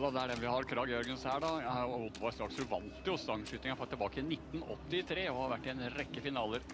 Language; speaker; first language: Norwegian; native; Norwegian